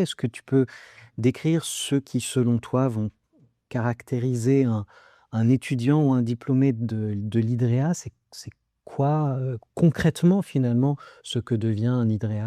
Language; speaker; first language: French; native; French